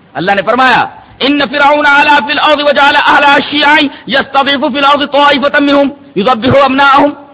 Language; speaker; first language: Urdu; native; Urdu